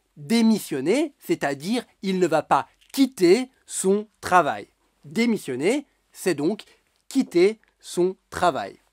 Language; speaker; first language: French; native; French